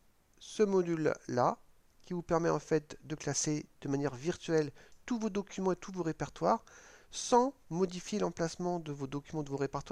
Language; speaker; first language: French; native; French